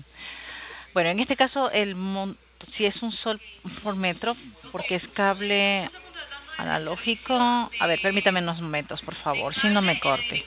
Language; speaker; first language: Spanish; native; Spanish